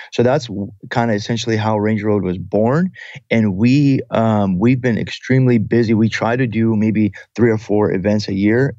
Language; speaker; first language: English; early bilingual, other home language; Russian